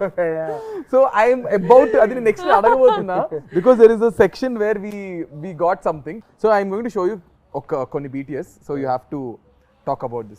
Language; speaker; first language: Telugu; native; Telugu